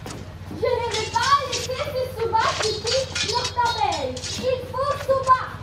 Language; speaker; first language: French; non-native, learner; Spanish